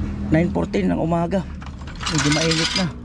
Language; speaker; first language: Filipino; native; Filipino